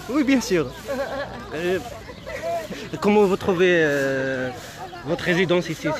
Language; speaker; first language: French; non-native, local second language; Arabic